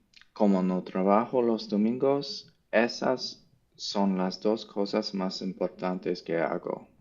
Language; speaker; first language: Spanish; non-native, learner; English